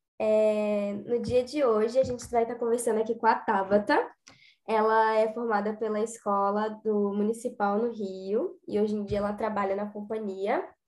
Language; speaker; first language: Portuguese; native; Portuguese